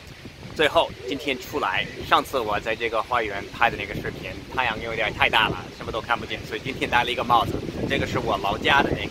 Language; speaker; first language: Chinese; non-native, fluent; English